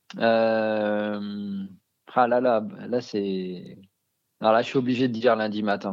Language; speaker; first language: French; native; French